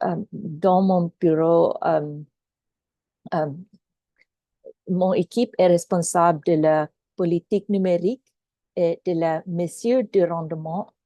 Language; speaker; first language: French; non-native, local second language; Filipino